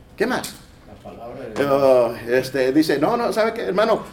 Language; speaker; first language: Spanish; early bilingual, heritage; Spanish